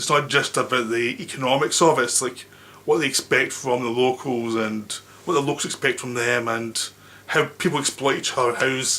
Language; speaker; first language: English; native; English